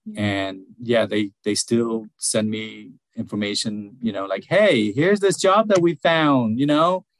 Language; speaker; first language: English; early bilingual, other home language; Vietnamese